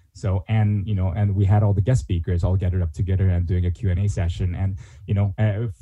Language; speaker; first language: English; non-native, fluent; Korean